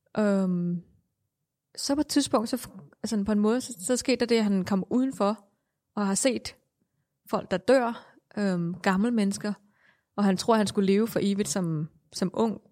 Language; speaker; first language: Danish; non-native, fluent; Thai